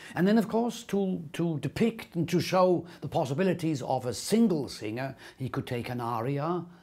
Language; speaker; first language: English; non-native, fluent; Swiss German